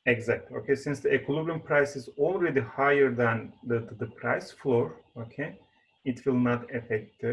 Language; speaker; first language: English; non-native, fluent; Turkish